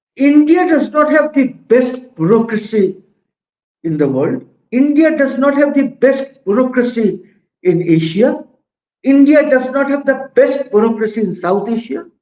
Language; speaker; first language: English; non-native, local second language; Bangla